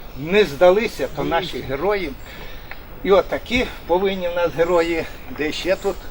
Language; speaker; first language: Ukrainian; native; Ukrainian